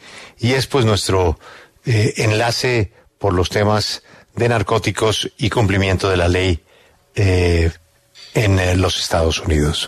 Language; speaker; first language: Spanish; native; Spanish